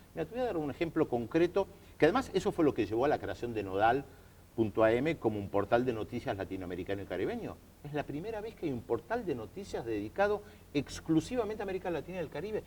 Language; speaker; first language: Spanish; early bilingual, other home language; German